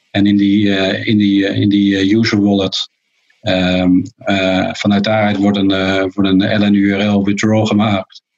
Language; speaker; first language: Dutch; native; Dutch